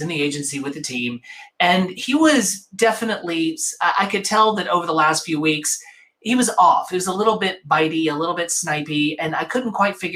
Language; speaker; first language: English; native; English